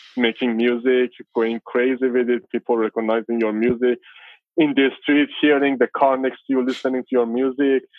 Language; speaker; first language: English; non-native, fluent; Persian